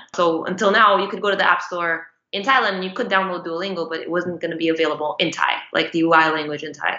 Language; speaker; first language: English; non-native, fluent; Portuguese